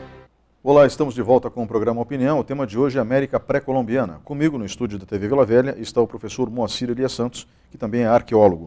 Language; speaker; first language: Portuguese; native; Portuguese